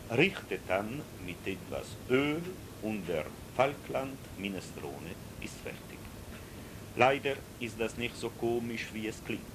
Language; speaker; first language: German; non-native, local second language; Italian